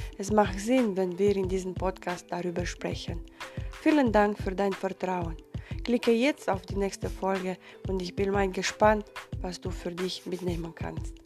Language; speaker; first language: German; non-native, fluent; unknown